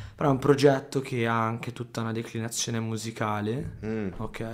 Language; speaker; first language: Italian; native; Italian